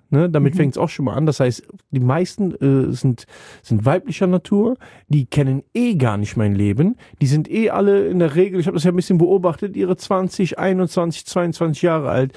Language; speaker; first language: German; native; German